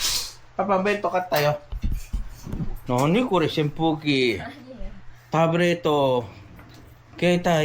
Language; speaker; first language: Japanese; non-native, learner; Filipino